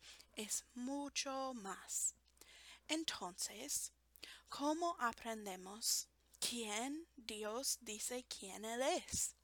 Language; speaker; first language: Spanish; non-native, fluent; English